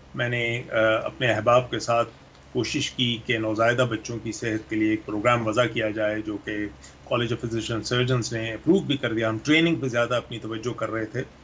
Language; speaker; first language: Urdu; native; Urdu